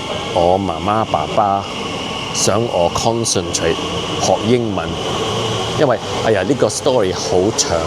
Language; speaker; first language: Cantonese; early bilingual, heritage; Cantonese